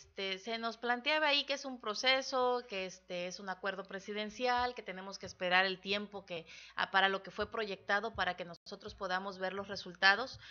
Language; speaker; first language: Spanish; native; Spanish